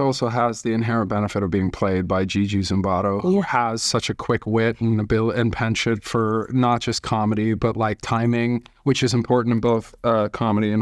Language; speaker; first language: English; native; English